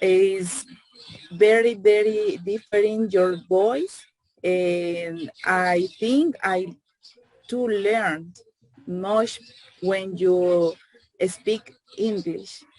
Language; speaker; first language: English; non-native, learner; Spanish